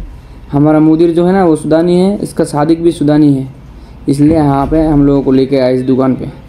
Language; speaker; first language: Hindi; non-native, local second language; Bangla